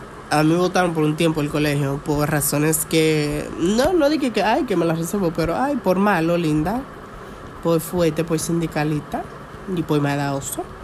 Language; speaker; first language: Spanish; early bilingual, heritage; Spanish